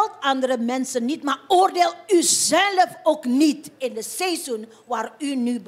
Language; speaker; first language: Dutch; non-native, fluent; Indonesian